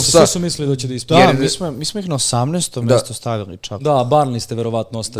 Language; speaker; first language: Serbian; native; Serbian